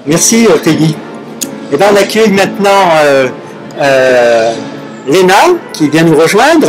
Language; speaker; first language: French; native; French